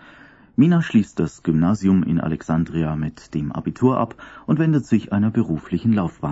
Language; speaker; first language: German; native; German